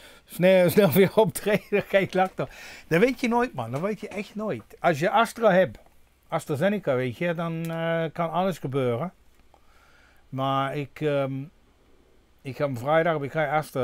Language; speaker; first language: Dutch; non-native, fluent; English